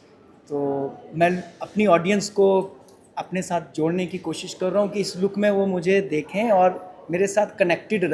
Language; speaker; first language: Hindi; native; Hindi